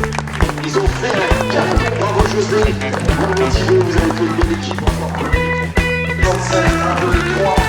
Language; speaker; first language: French; native; French